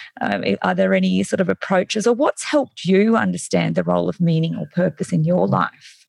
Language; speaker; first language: English; native; English